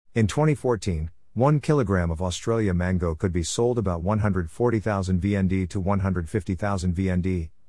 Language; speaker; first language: English; non-native, fluent; Vietnamese